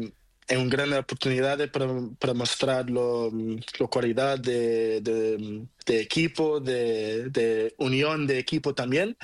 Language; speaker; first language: Spanish; non-native, learner; Portuguese